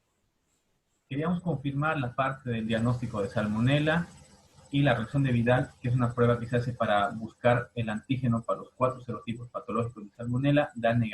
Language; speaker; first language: Spanish; native; Spanish